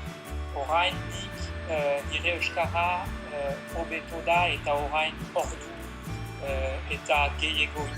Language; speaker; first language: Basque; non-native, learner; French